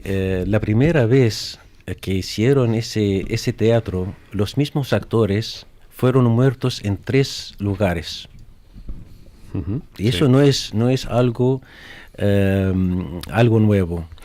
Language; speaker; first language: Spanish; non-native, fluent; Arabic